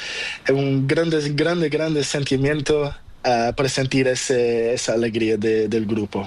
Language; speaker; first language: Spanish; non-native, learner; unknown